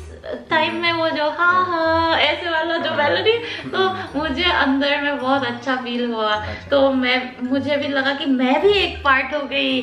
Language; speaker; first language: Hindi; non-native, learner; Korean